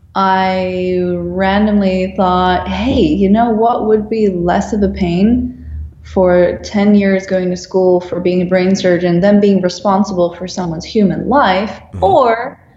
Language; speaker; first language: English; non-native, fluent; Dutch